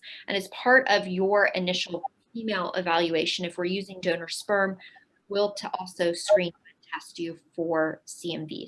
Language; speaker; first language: English; native; English